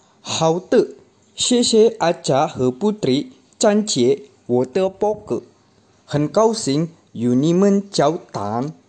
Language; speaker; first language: Chinese; non-native, learner; Indonesian